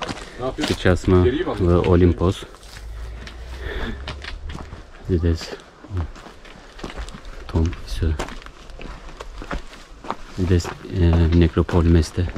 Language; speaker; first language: Russian; non-native, learner; Turkish